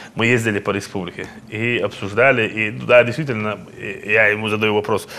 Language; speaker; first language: Russian; non-native, local second language; Chechen